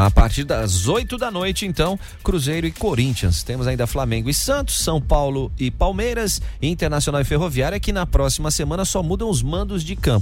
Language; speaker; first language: Portuguese; native; Portuguese